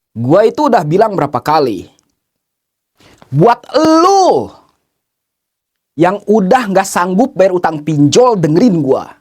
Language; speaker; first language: Indonesian; native; Indonesian